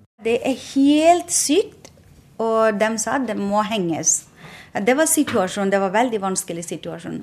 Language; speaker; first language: Norwegian; non-native, fluent; Bangla